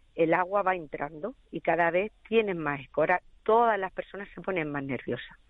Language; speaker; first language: Spanish; native; Spanish